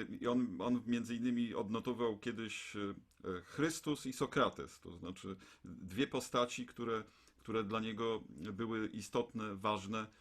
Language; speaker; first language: Polish; native; Polish